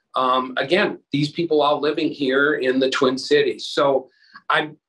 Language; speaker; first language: English; native; English